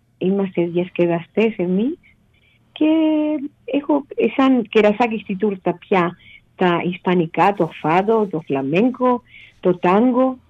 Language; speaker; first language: Greek; non-native, fluent; Spanish